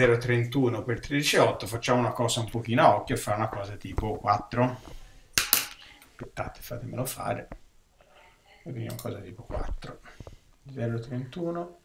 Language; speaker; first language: Italian; native; Italian